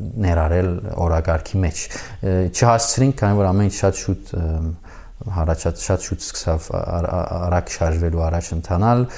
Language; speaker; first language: Armenian; native; Armenian